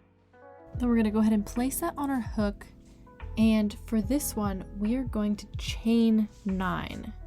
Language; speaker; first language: English; native; English